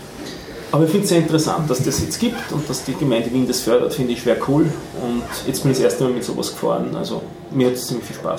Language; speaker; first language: German; native; German